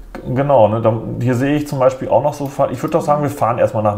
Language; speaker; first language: German; native; German